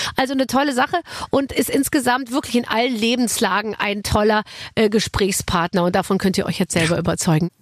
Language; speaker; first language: German; native; German